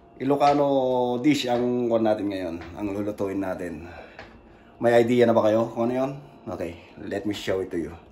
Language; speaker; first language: Filipino; non-native, local second language; Iloko